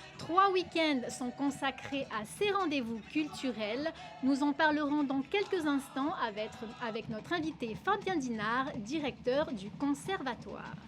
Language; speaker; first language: French; native; French